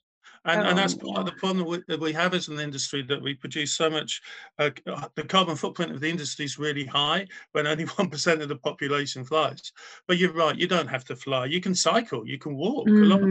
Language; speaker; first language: English; native; English